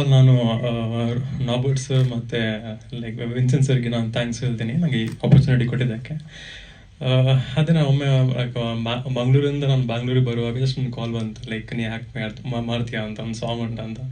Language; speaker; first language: Kannada; non-native, local second language; Konkani